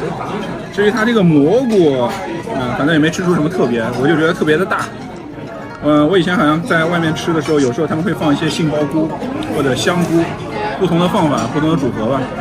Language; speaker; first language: Chinese; native; Chinese